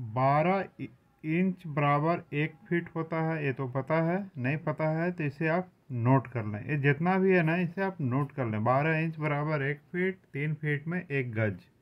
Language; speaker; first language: Hindi; native; Hindi